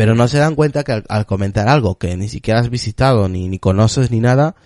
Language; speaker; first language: Spanish; native; Spanish